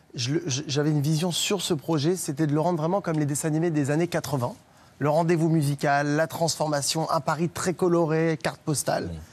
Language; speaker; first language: French; native; French